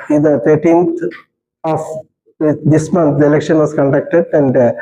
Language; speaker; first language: English; non-native, local second language; Malayalam